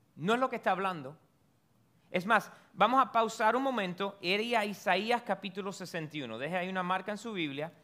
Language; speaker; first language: Spanish; early bilingual, heritage; Spanish